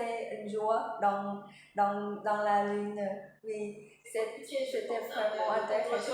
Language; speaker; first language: French; non-native, learner; Vietnamese